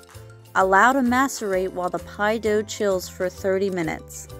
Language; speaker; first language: English; native; English